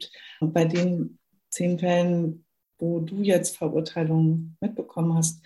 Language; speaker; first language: German; native; German